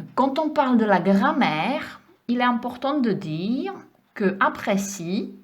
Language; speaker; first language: French; non-native, fluent; Czech